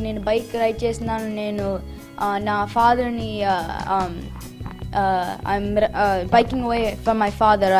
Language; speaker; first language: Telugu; early bilingual, heritage; Telugu